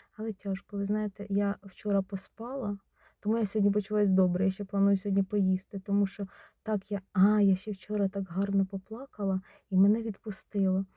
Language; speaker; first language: Ukrainian; native; Ukrainian